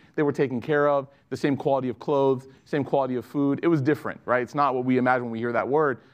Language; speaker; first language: English; native; English